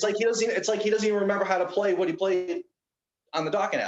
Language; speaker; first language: English; native; English